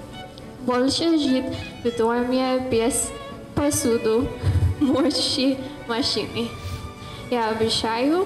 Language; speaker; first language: Russian; non-native, learner; English